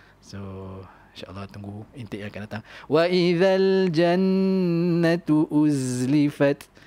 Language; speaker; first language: Malay; native; Malay